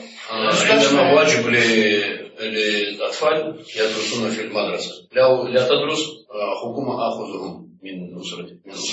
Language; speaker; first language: Arabic; non-native, learner; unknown